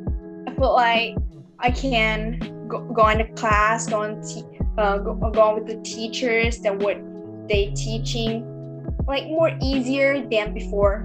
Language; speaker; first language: English; early bilingual, other home language; Indonesian